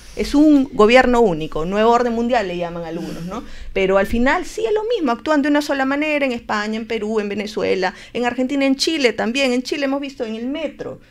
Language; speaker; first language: Spanish; native; Spanish